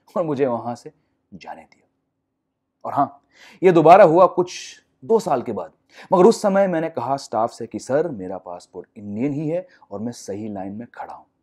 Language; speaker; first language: Hindi; non-native, local second language; English